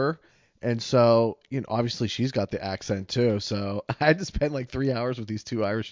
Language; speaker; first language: English; native; English